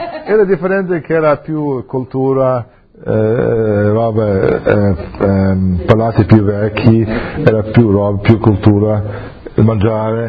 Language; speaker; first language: Italian; early bilingual, heritage; English